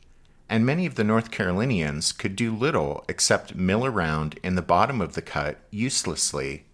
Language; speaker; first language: English; native; English